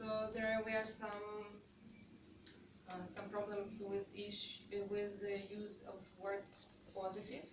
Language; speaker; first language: English; non-native, fluent; Russian